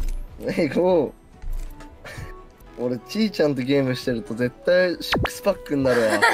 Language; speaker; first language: Japanese; native; Japanese